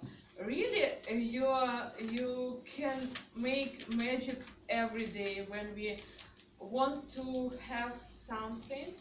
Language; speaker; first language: English; non-native, learner; Russian